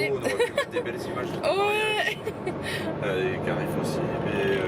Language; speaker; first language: French; native; French